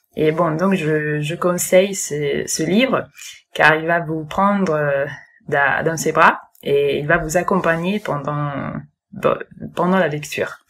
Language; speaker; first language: French; non-native, fluent; Italian